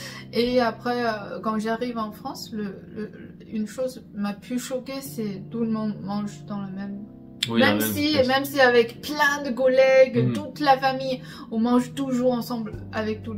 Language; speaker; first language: French; non-native, fluent; Chinese